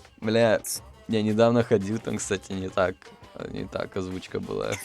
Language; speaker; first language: Russian; native; Russian